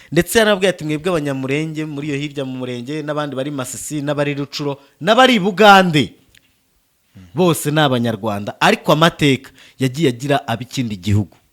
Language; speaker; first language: Kinyarwanda; native; Kinyarwanda